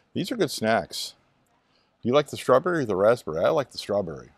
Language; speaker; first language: English; native; English